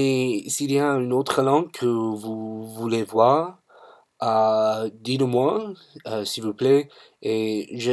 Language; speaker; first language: French; non-native, fluent; English